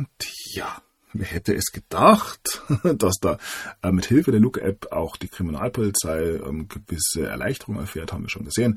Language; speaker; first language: German; native; German